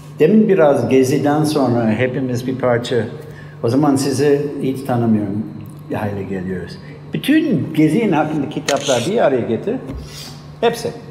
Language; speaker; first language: Turkish; non-native, fluent; English